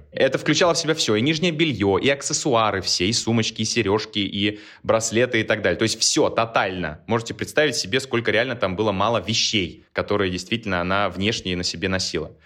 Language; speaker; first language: Russian; native; Russian